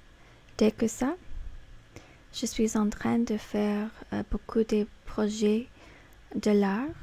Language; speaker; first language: French; non-native, fluent; English